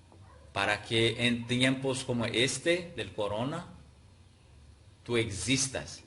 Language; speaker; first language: Spanish; non-native, fluent; Portuguese